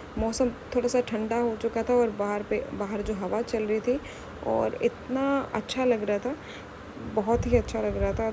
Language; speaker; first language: Hindi; native; Hindi